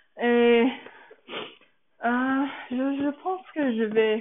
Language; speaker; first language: French; non-native, learner; English